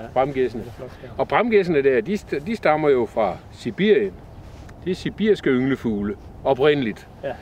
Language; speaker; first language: Danish; native; Danish